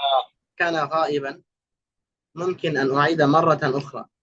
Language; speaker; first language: Arabic; non-native, fluent; Bangla